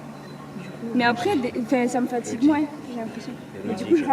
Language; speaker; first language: French; native; French